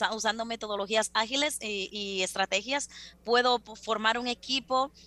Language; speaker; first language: Spanish; native; Spanish